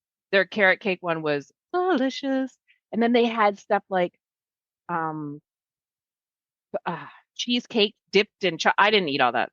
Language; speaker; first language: English; native; English